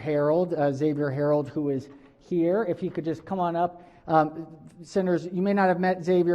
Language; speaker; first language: English; native; English